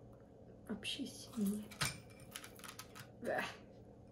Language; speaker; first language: Russian; early bilingual, heritage; Russian